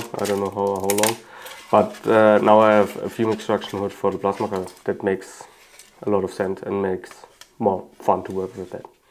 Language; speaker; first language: English; non-native, fluent; German